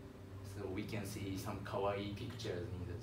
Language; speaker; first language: English; non-native, learner; Japanese